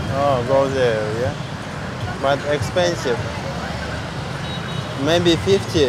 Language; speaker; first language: English; non-native, learner; Russian